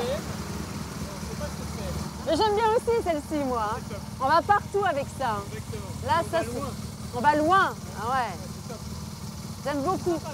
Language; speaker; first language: French; native; French